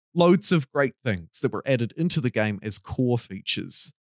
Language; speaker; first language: English; native; English